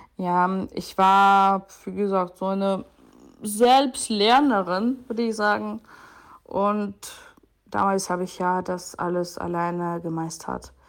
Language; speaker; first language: German; non-native, fluent; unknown